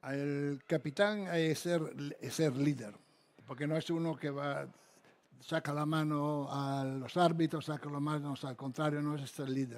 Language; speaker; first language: Spanish; non-native, fluent; Italian